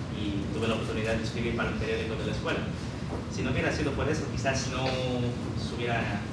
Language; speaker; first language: Spanish; early bilingual, heritage; Spanish